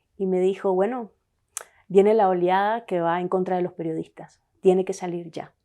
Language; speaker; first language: Spanish; native; Spanish